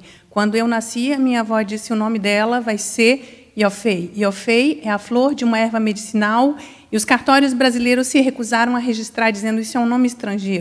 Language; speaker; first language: Portuguese; non-native, local second language; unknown